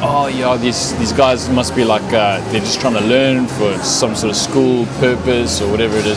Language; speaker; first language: English; native; English